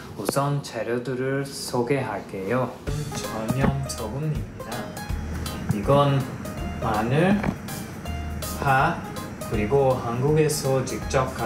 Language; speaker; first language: Korean; non-native, learner; Portuguese